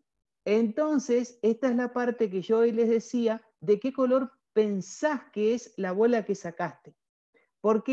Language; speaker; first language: Spanish; native; Spanish